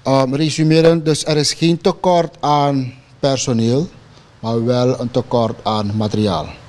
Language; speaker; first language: Dutch; non-native, local second language; Sranan Tongo